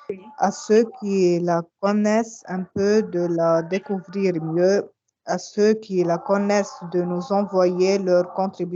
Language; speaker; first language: French; non-native, learner; Arabic